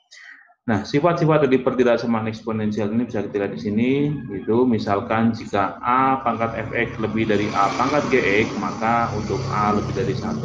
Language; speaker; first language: Indonesian; native; Indonesian